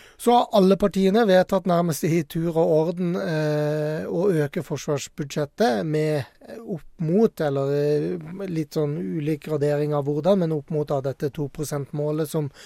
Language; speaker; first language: Norwegian; native; Norwegian